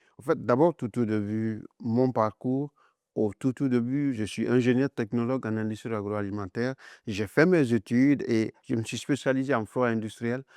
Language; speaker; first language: French; non-native, local second language; Mandingo